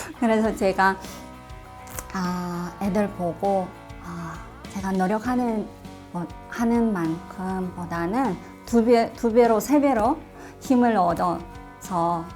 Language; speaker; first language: Korean; non-native, fluent; Russian